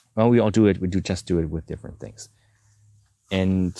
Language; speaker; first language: English; non-native, fluent; German